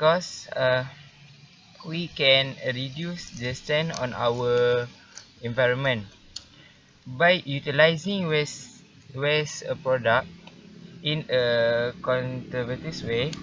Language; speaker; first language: English; non-native, learner; Malay